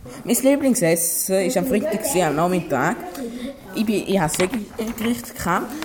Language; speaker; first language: German; non-native, learner; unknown